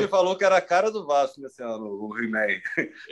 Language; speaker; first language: Portuguese; native; Portuguese